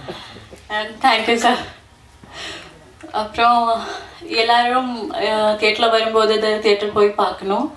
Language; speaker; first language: Tamil; non-native, fluent; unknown